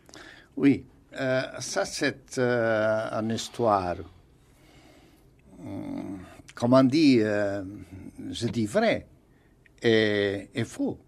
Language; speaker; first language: French; non-native, fluent; Portuguese